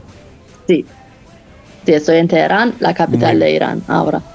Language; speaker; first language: Spanish; non-native, fluent; Persian